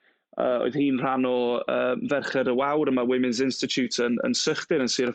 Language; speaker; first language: Welsh; non-native, local second language; English